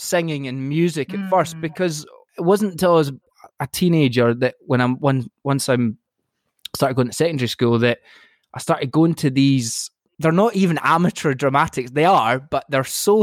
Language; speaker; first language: English; native; English